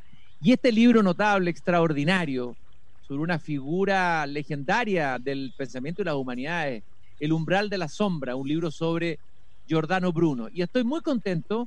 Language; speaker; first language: Spanish; native; Spanish